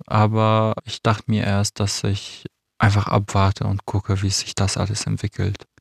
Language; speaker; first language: German; non-native, fluent; Arabic